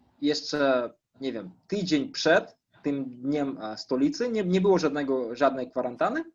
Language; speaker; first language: Polish; non-native, fluent; Russian